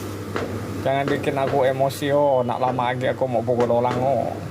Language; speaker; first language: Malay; non-native, local second language; Hakka Chinese